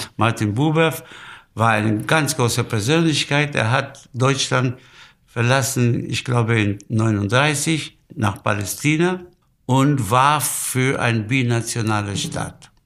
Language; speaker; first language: German; non-native, fluent; Spanish